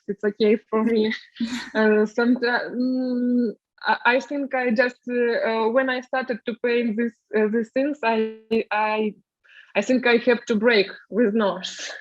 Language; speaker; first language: English; non-native, learner; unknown